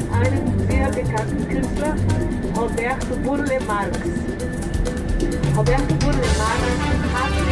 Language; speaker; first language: German; non-native, fluent; Portuguese